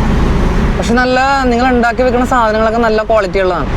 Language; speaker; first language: Malayalam; native; Malayalam